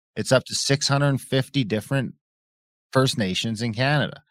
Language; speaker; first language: English; native; English